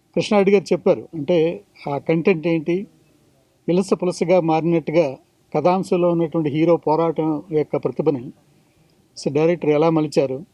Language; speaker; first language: Telugu; native; Telugu